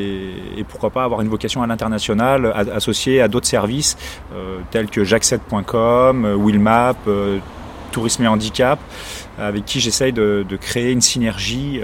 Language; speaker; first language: French; native; French